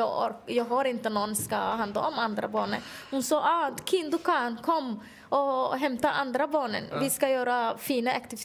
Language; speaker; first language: Swedish; non-native, learner; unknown